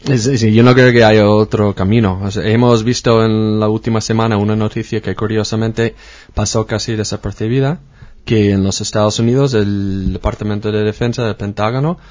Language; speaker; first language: Spanish; non-native, fluent; English